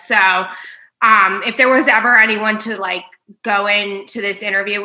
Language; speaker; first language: English; native; English